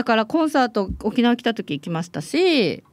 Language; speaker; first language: Japanese; native; Japanese